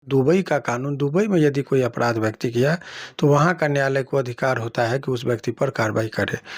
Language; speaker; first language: Hindi; native; Hindi